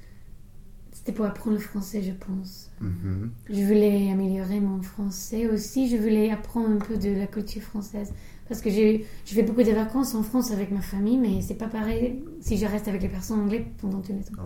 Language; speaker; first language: French; non-native, fluent; English